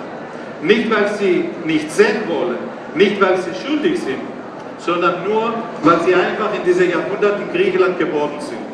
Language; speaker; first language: German; non-native, fluent; Greek